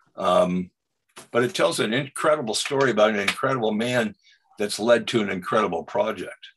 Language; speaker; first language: English; native; English